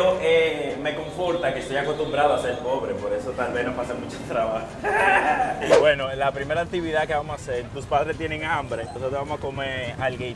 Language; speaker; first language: Spanish; native; Spanish